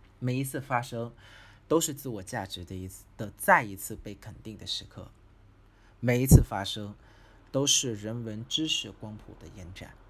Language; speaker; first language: Chinese; non-native, fluent; Vietnamese